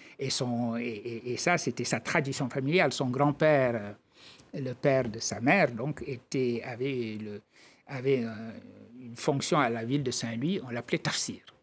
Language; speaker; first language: French; non-native, local second language; Wolof